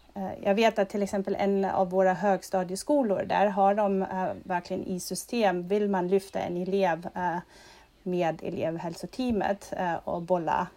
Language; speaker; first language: Swedish; non-native, fluent; German